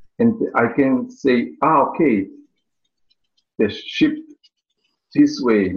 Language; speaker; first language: English; non-native, learner; Portuguese